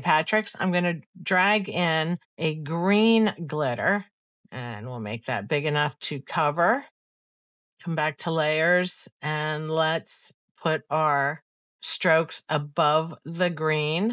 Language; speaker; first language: English; native; English